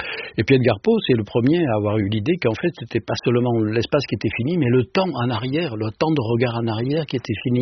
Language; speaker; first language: French; native; French